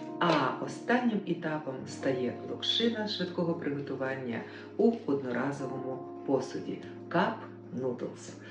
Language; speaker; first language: Ukrainian; native; Ukrainian